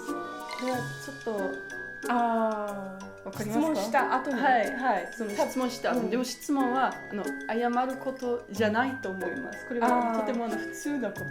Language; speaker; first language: Japanese; non-native, learner; German